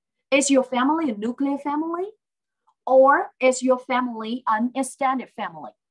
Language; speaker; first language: English; non-native, fluent; Vietnamese